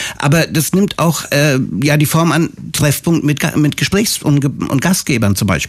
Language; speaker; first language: German; native; German